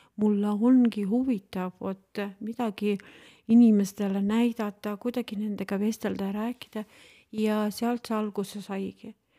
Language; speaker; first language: Estonian; non-native, local second language; Russian